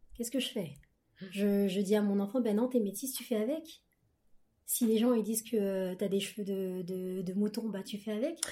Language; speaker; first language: French; native; French